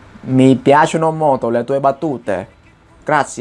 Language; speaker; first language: Italian; non-native, fluent; Vietnamese